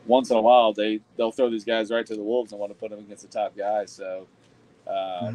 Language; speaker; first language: English; native; English